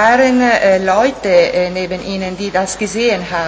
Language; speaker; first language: German; non-native, local second language; Italian